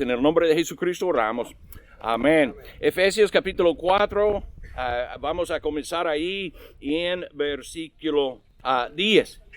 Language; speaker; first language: Spanish; non-native, learner; English